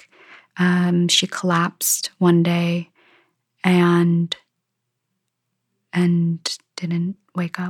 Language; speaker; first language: English; native; English